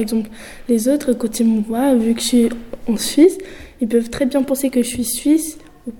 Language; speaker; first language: French; early bilingual, other home language; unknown